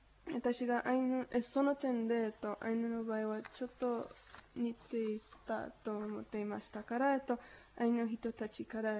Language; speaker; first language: Japanese; non-native, learner; Spanish